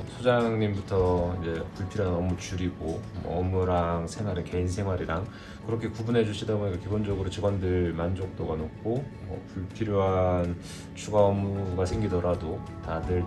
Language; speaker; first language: Korean; native; Korean